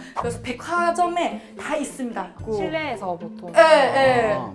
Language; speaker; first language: Korean; non-native, fluent; Thai